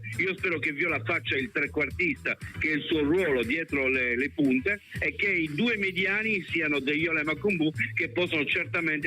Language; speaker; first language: Italian; native; Italian